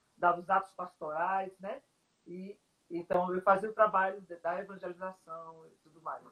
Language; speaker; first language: Portuguese; native; Portuguese